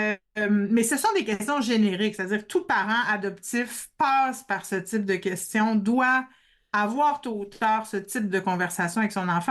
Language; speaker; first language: French; native; French